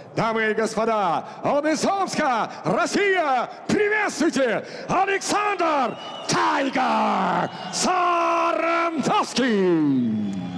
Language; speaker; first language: Russian; native; Russian